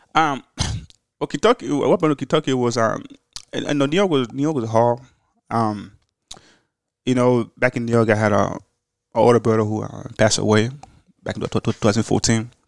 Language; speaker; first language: English; early bilingual, other home language; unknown